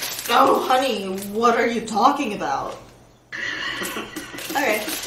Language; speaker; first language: English; non-native, fluent; Spanish